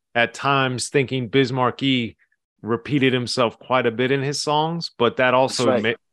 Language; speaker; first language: English; native; English